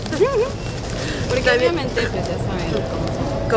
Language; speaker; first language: Spanish; native; Spanish